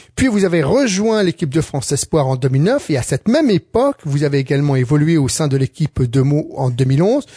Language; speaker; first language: French; native; French